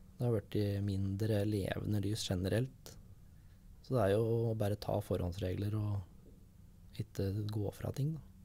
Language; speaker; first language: Norwegian; native; Norwegian